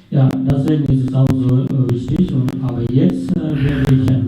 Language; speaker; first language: German; non-native, fluent; Sinhala